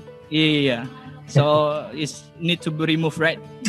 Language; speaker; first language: English; non-native, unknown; Indonesian